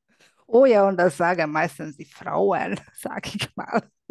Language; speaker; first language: German; non-native, fluent; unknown